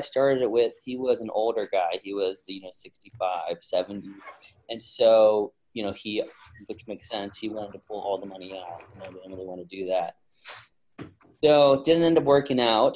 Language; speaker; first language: English; native; English